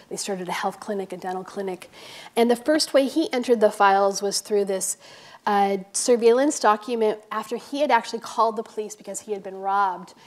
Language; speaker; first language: English; native; English